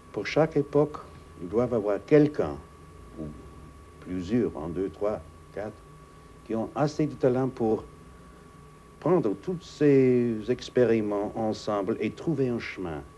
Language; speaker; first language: French; non-native, fluent; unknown